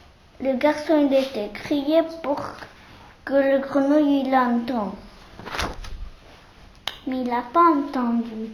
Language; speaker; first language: French; non-native, learner; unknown